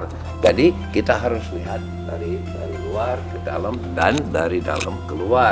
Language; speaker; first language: Indonesian; non-native, fluent; English